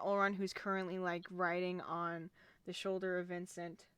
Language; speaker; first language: English; native; English